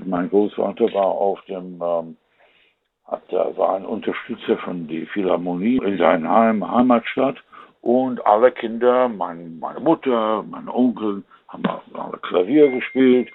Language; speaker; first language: German; non-native, fluent; English